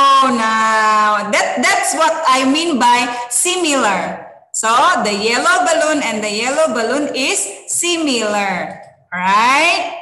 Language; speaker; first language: English; non-native, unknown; Indonesian